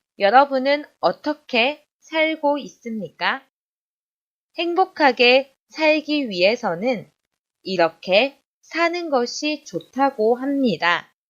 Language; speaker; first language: Korean; non-native, fluent; Chinese